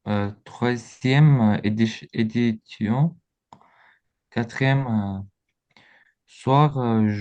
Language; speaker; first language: French; non-native, learner; Azerbaijani